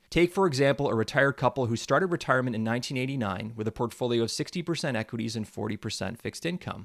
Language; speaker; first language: English; native; English